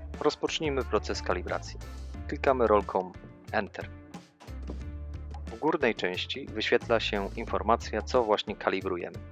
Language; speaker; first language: Polish; native; Polish